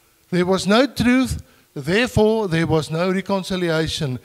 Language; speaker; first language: English; non-native, local second language; Afrikaans